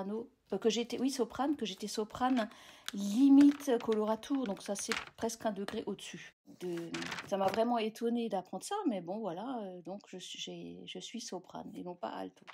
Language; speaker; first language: French; native; French